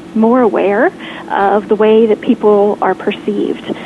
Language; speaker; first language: English; native; English